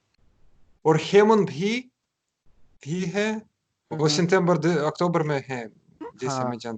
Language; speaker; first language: Hindi; non-native, learner; Russian